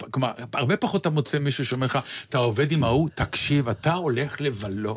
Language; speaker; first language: Hebrew; native; Hebrew